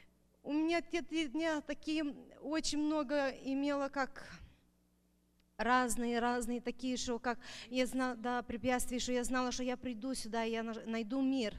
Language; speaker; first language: Russian; non-native, local second language; Romanian